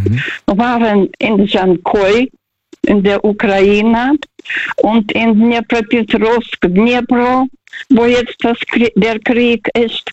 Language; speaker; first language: German; early bilingual, heritage; German